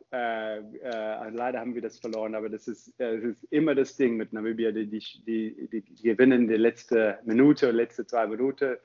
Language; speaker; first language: German; non-native, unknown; English